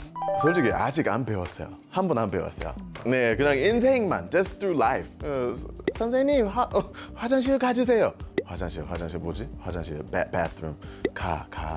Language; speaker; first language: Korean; non-native, learner; English